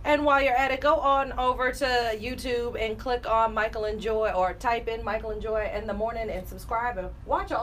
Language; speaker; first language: English; native; English